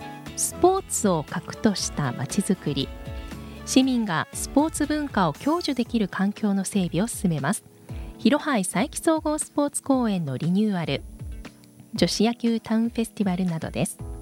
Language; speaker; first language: Japanese; native; Japanese